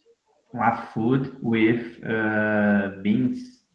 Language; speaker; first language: English; non-native, learner; Portuguese